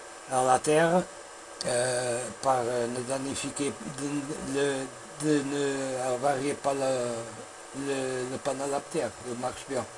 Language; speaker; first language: French; non-native, learner; Portuguese